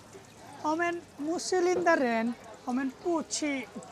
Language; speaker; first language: Chinese; non-native, learner; Bangla